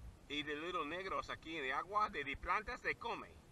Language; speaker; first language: Spanish; non-native, learner; English